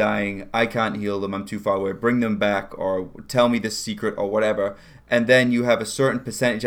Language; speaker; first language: English; native; English